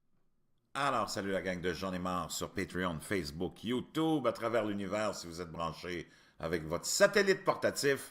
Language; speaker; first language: French; native; French